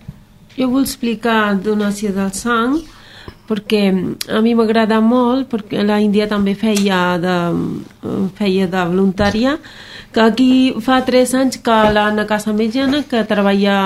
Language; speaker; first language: Catalan; non-native, learner; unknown